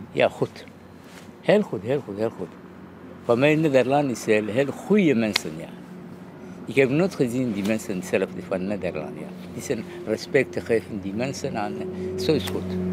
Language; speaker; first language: Dutch; non-native, learner; Somali